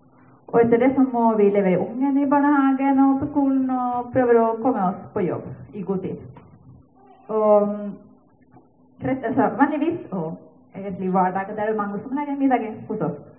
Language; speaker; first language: Norwegian; non-native, fluent; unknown